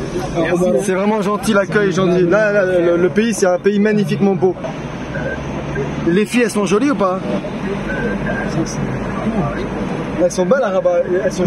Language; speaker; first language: French; native; French